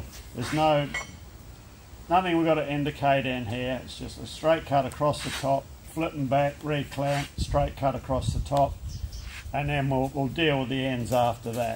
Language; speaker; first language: English; native; English